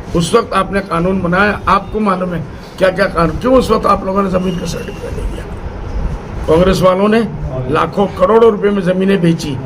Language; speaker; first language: Hindi; non-native, local second language; Assamese